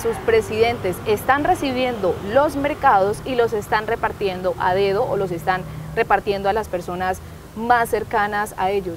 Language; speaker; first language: Spanish; native; Spanish